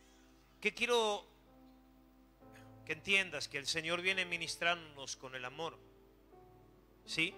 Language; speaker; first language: Spanish; native; Spanish